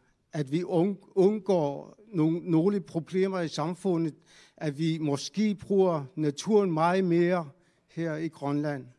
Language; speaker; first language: Danish; non-native, local second language; Kalaallisut